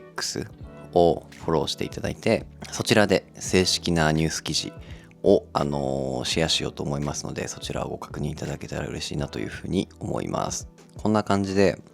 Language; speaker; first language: Japanese; native; Japanese